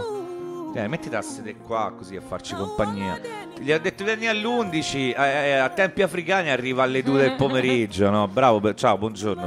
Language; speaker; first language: Italian; native; Italian